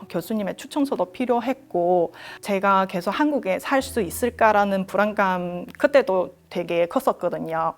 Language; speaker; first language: Korean; non-native, fluent; Chinese